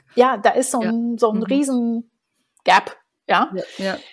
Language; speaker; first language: German; non-native, fluent; Romanian